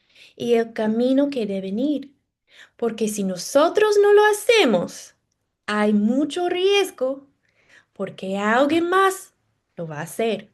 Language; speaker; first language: Spanish; non-native, fluent; English